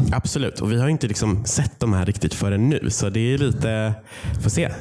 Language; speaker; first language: Swedish; native; Swedish